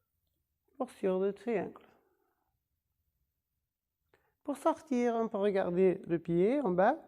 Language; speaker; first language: French; non-native, fluent; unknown